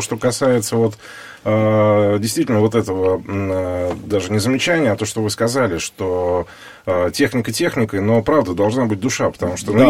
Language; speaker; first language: Russian; native; Russian